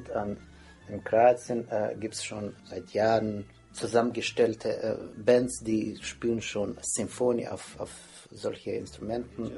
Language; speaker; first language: German; non-native, fluent; Croatian